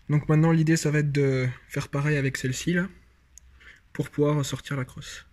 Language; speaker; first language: French; native; French